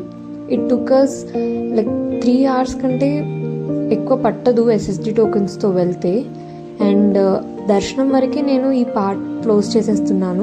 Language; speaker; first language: Telugu; native; Telugu